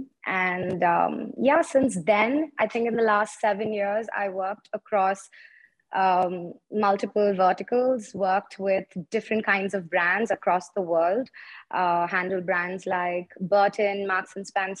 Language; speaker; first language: English; non-native, local second language; Tamil